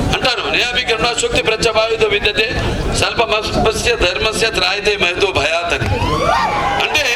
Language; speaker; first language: Telugu; native; Telugu